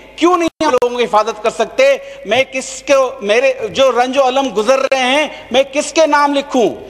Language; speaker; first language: Urdu; native; Urdu